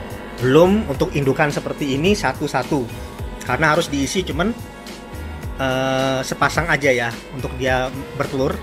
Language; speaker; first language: Indonesian; native; Indonesian